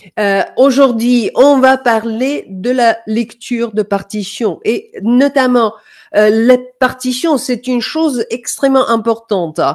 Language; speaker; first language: French; non-native, fluent; Danish